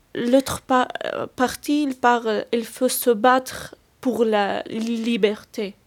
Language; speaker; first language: French; non-native, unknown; Persian